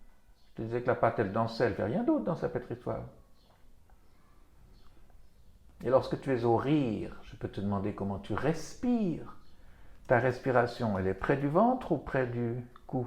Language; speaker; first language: French; native; French